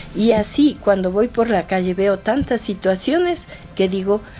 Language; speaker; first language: Spanish; native; Spanish